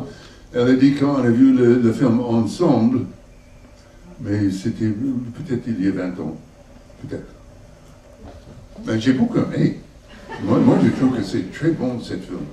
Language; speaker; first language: French; non-native, learner; English